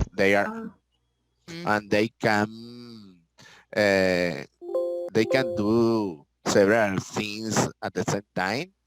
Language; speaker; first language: English; non-native, learner; Spanish